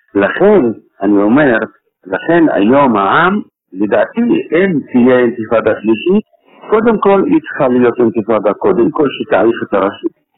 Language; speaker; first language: Hebrew; non-native, fluent; Arabic